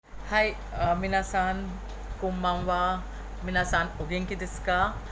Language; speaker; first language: Japanese; non-native, fluent; Hindi